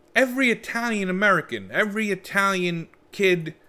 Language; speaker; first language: English; native; English